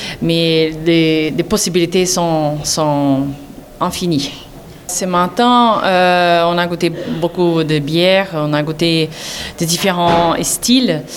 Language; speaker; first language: French; non-native, learner; Portuguese